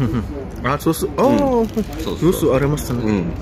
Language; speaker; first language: Japanese; non-native, learner; Filipino